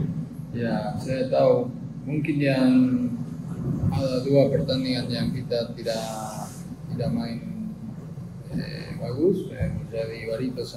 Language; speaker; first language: Indonesian; non-native, fluent; Spanish